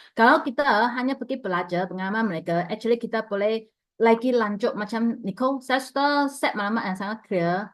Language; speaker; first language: Malay; non-native, local second language; Chinese